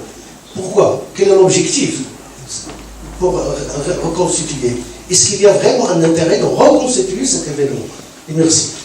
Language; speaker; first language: French; non-native, local second language; Arabic